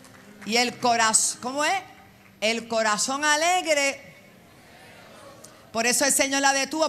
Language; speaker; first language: Spanish; native; Spanish